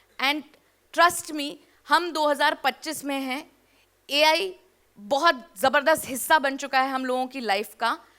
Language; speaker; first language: Hindi; native; Hindi